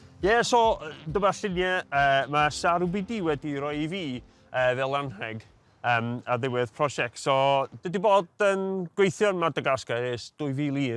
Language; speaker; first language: Welsh; non-native, local second language; English